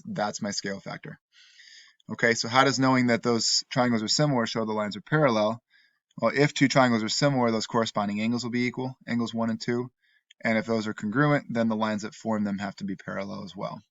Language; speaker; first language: English; native; English